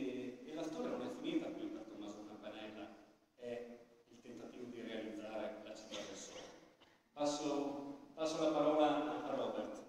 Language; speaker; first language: Italian; native; Italian